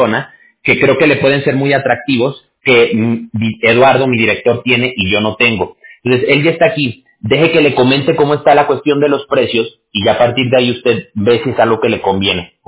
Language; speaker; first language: Spanish; native; Spanish